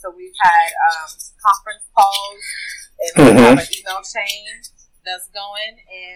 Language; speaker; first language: English; native; English